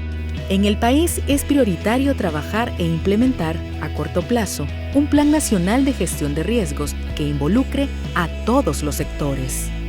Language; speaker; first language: Spanish; native; Spanish